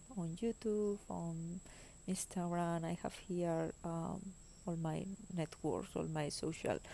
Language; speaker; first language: English; non-native, fluent; Spanish